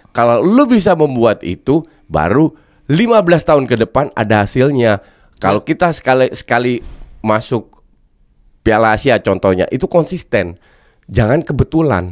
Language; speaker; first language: Indonesian; non-native, fluent; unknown